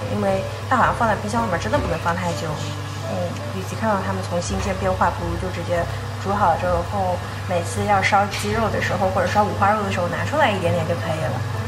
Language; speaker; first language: Chinese; native; Chinese